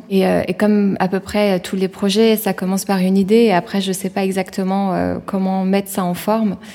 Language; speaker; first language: French; early bilingual, other home language; Persian